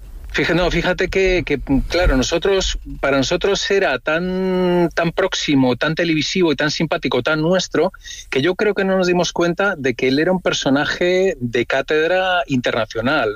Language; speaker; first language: Spanish; native; Spanish